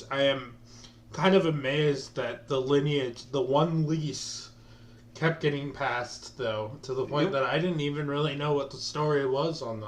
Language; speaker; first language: English; native; English